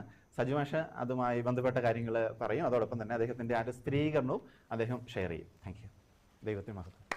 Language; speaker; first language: Malayalam; native; Malayalam